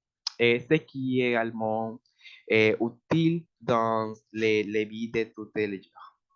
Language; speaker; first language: French; non-native, learner; Spanish